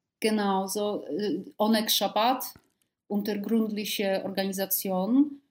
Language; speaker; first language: German; non-native, fluent; Polish